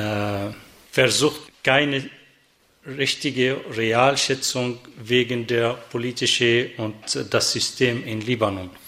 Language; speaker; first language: German; non-native, fluent; Arabic